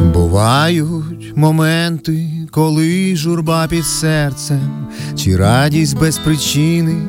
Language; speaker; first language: Ukrainian; native; Ukrainian